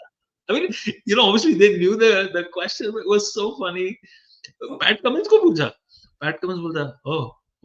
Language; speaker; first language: English; non-native, local second language; Hindi